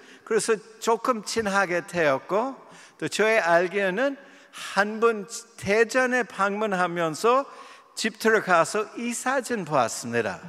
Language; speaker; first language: Korean; non-native, fluent; English